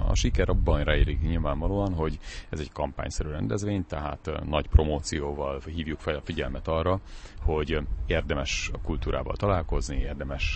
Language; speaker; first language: Hungarian; native; Hungarian